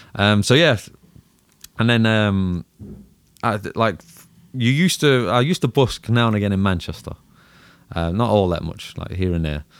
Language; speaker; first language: English; native; English